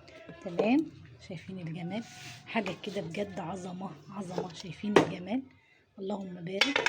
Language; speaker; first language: Arabic; native; Arabic